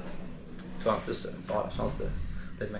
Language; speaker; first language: French; native; French